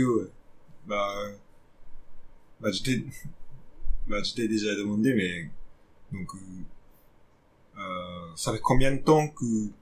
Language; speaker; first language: French; non-native, fluent; Japanese